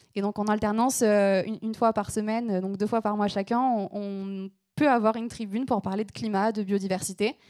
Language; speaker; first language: French; native; French